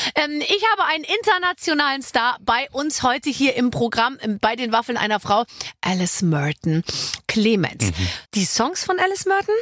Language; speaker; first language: German; native; German